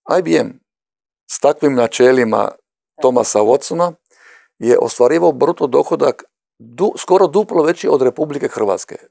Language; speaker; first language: Croatian; native; Croatian